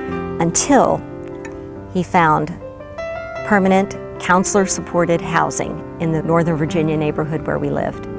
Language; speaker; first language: English; native; English